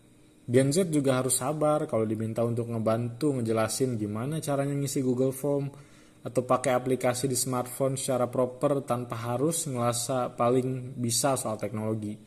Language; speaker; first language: Indonesian; native; Indonesian